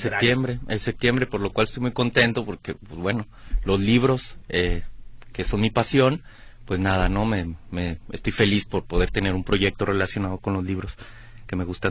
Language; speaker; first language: Spanish; native; Spanish